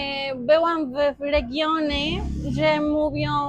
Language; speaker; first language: Polish; non-native, fluent; Spanish